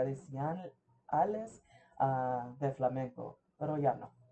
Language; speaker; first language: Spanish; early bilingual, heritage; English